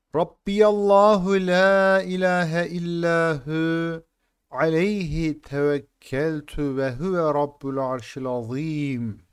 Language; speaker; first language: Arabic; non-native, fluent; Turkish